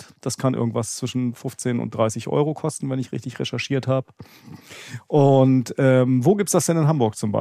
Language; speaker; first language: German; native; German